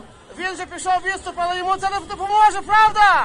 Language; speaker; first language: Ukrainian; native; Ukrainian